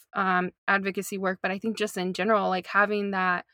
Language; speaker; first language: English; native; English